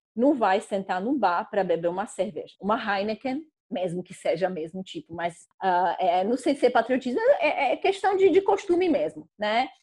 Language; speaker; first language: Portuguese; non-native, fluent; Czech